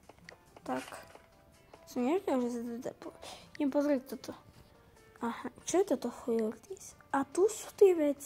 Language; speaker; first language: Slovak; native; Slovak